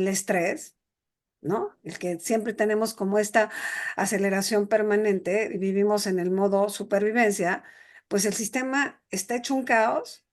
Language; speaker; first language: Spanish; native; Spanish